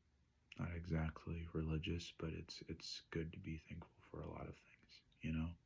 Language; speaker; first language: English; native; English